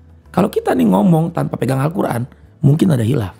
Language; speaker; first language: Indonesian; native; Indonesian